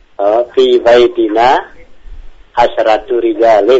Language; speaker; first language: Arabic; non-native, learner; Indonesian